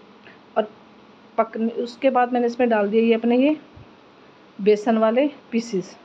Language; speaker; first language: Hindi; native; Hindi